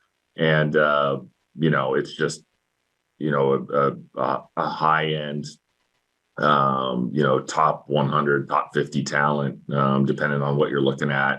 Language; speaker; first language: English; native; English